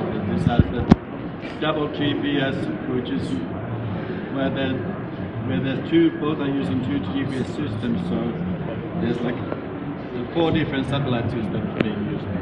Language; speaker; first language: English; non-native, fluent; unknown